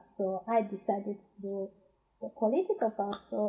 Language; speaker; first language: English; non-native, fluent; Rundi